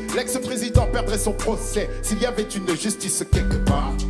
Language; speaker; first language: French; native; French